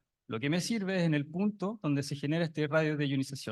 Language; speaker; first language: Spanish; native; Spanish